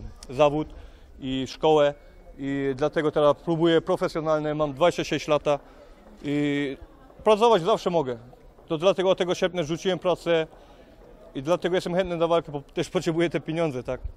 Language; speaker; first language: Polish; early bilingual, heritage; Polish